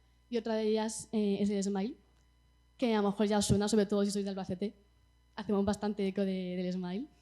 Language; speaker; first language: Spanish; native; Spanish